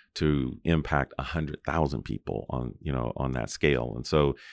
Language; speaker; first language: English; native; English